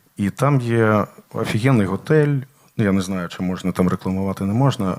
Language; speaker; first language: Ukrainian; non-native, local second language; Russian